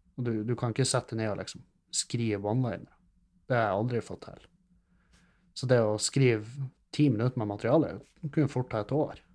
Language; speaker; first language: Norwegian; native; Norwegian